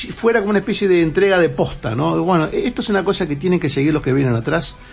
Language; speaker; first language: Spanish; native; Spanish